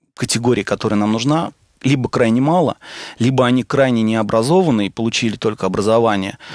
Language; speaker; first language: Russian; native; Russian